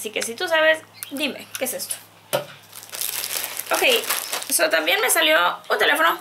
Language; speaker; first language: Spanish; native; Spanish